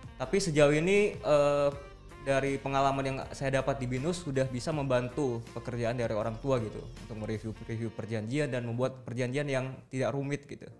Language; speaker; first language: Indonesian; native; Indonesian